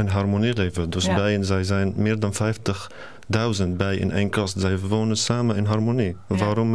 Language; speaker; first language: Dutch; non-native, learner; Arabic